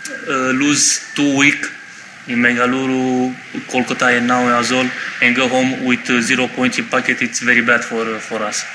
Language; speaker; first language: English; non-native, learner; Romanian